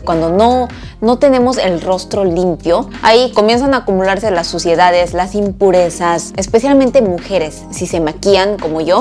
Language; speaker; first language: Spanish; non-native, fluent; Korean